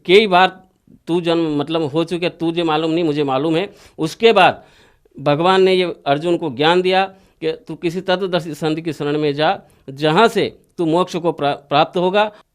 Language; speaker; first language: Hindi; native; Hindi